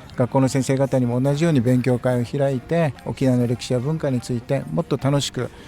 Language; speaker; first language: Japanese; native; Japanese